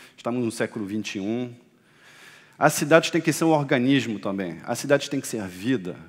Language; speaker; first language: Portuguese; non-native, fluent; French